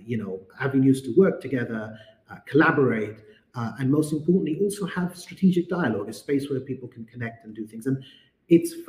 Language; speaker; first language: English; native; English